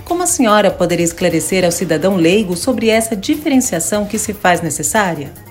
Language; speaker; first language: Portuguese; native; Portuguese